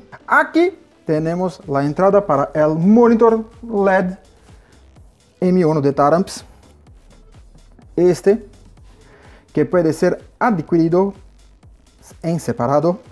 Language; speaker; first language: Spanish; non-native, fluent; Portuguese